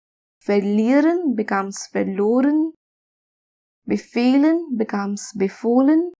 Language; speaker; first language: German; non-native, fluent; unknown